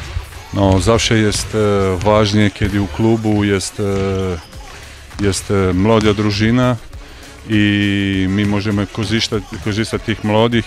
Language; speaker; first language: Polish; non-native, learner; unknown